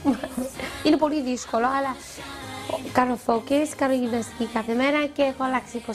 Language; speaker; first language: Greek; early bilingual, heritage; Greek